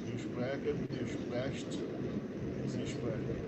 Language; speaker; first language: German; non-native, fluent; Portuguese